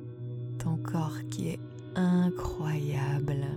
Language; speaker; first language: French; native; French